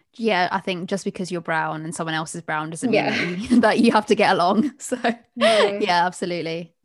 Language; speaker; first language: English; early bilingual, other home language; Bangla